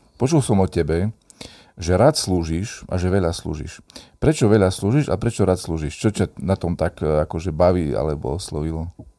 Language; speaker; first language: Slovak; native; Slovak